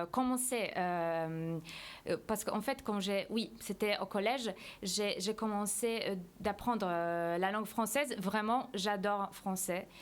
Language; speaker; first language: French; non-native, fluent; Polish